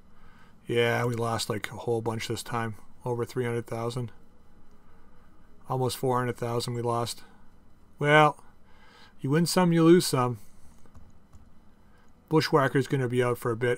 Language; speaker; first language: English; native; English